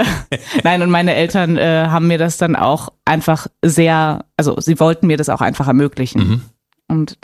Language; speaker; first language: German; native; German